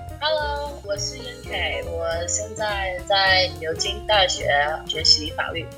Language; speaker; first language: Chinese; early bilingual, heritage; English